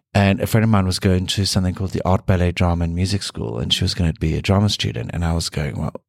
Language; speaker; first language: English; native; English